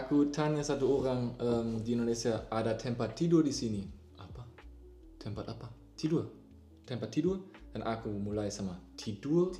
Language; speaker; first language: Indonesian; non-native, learner; German